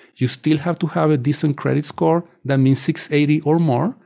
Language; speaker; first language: English; non-native, fluent; Spanish